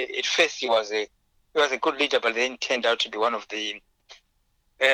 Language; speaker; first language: English; non-native, local second language; Shona